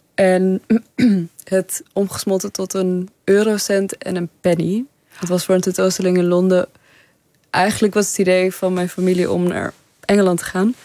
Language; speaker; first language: Dutch; early bilingual, other home language; Persian